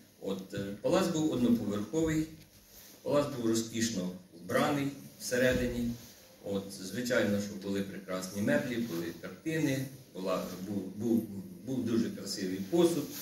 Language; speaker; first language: Ukrainian; native; Ukrainian